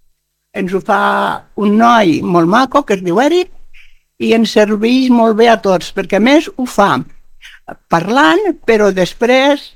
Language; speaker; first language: Catalan; non-native, local second language; Spanish